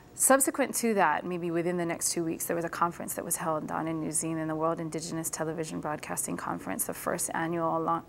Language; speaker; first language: English; native; English